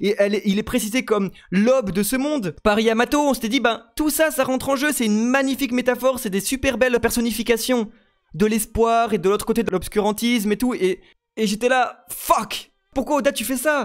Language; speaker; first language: French; native; French